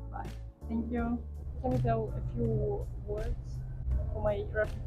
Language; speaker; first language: English; non-native, fluent; Russian